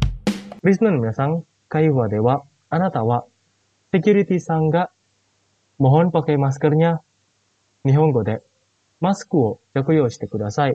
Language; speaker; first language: Japanese; non-native, fluent; Indonesian